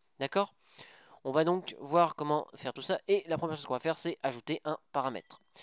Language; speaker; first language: French; native; French